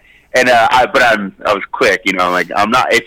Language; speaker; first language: English; native; English